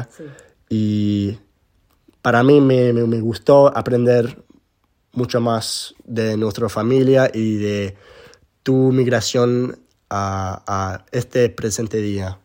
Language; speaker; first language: Spanish; early bilingual, heritage; Spanish